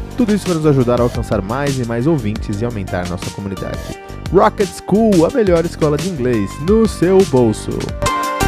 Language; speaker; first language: Portuguese; native; Portuguese